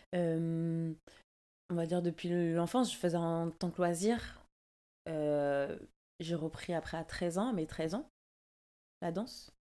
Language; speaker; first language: French; native; French